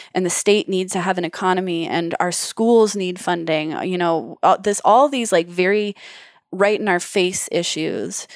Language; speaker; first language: English; native; English